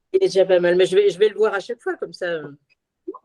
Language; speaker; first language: French; native; French